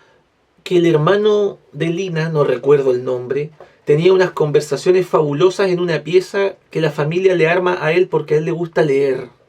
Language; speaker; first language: Spanish; native; Spanish